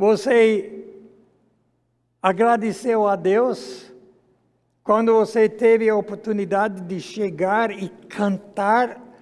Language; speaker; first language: Portuguese; non-native, fluent; English